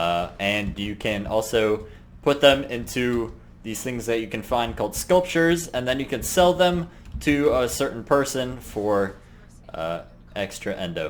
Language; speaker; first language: English; native; English